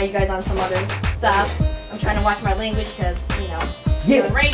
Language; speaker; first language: English; native; English